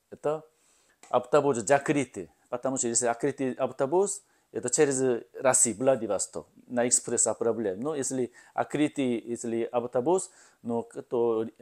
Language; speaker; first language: Russian; non-native, learner; Korean